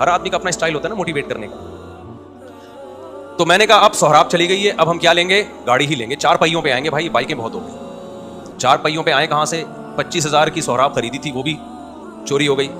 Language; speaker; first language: Urdu; native; Urdu